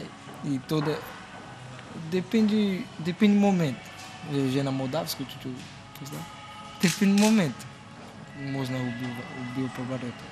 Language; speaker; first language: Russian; non-native, learner; Portuguese